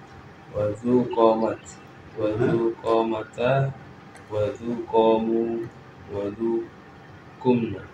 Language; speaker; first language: Arabic; non-native, learner; Indonesian